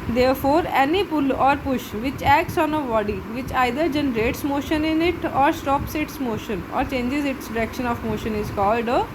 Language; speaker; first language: English; non-native, local second language; Punjabi